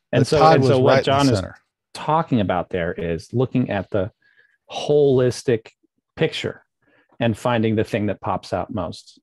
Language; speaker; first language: English; native; English